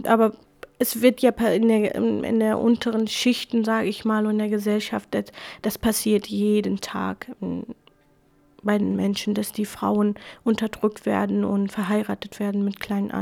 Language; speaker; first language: German; non-native, fluent; Kurdish